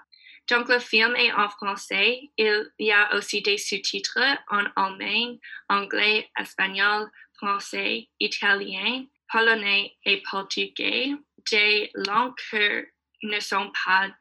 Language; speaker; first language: French; non-native, learner; English